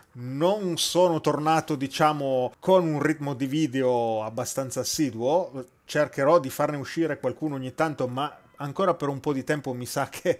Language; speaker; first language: Italian; native; Italian